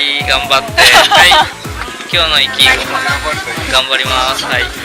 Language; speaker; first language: Japanese; native; Japanese